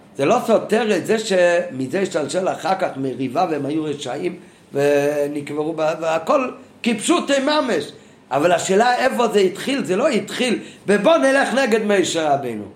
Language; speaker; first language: Hebrew; non-native, fluent; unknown